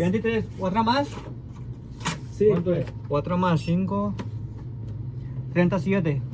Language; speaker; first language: Spanish; non-native, learner; Gujarati